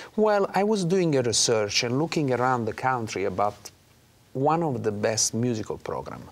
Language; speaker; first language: English; non-native, fluent; Italian